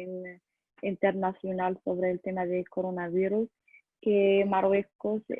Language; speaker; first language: Spanish; non-native, learner; Arabic